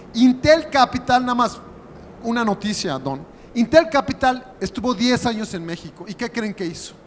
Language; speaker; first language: Spanish; native; Spanish